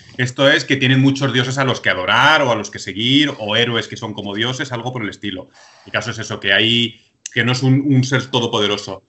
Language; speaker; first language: Spanish; native; Spanish